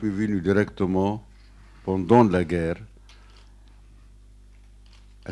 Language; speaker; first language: French; non-native, learner; Arabic